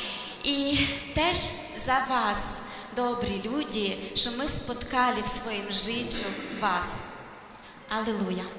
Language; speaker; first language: Polish; non-native, learner; Ukrainian